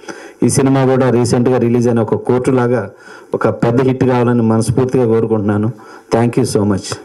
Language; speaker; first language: Telugu; native; Telugu